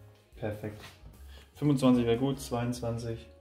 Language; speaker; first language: German; non-native, learner; Korean